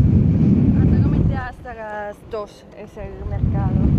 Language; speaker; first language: Spanish; non-native, learner; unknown